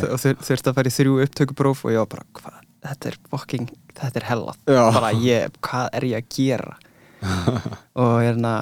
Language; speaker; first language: Icelandic; early bilingual, other home language; English